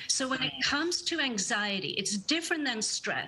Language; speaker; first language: English; native; English